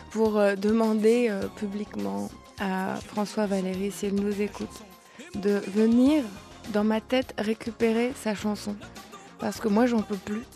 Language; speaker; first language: French; early bilingual, other home language; Lithuanian